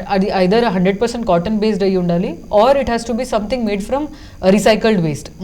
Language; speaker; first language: Telugu; early bilingual, heritage; Telugu